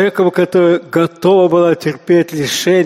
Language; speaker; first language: Russian; native; Russian